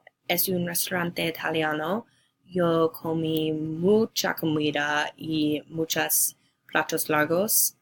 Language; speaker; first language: Spanish; non-native, learner; English